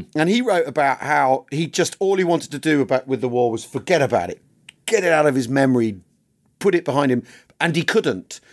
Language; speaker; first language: English; native; English